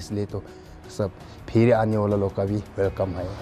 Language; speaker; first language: Hindi; non-native, learner; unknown